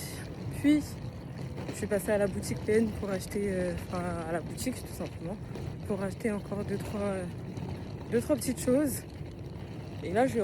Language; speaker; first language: French; native; French